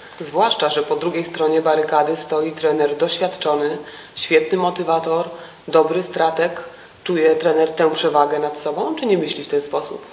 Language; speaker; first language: Polish; native; Polish